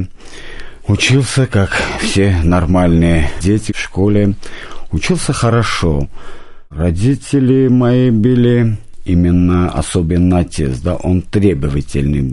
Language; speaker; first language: Russian; non-native, local second language; Armenian